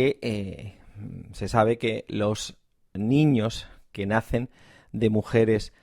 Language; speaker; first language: Spanish; native; Spanish